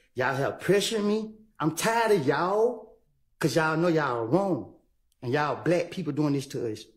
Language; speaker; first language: English; native; English